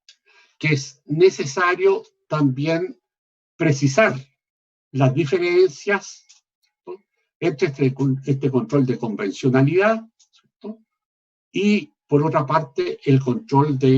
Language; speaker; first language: Spanish; native; Spanish